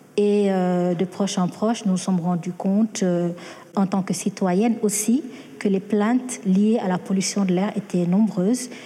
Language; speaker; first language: French; non-native, local second language; Wolof